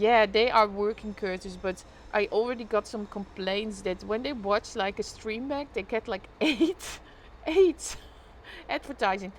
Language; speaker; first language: English; non-native, fluent; Dutch